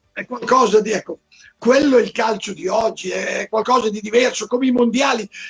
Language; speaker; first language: Italian; native; Italian